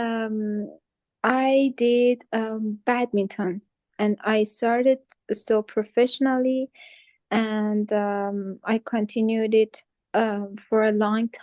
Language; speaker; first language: English; non-native, fluent; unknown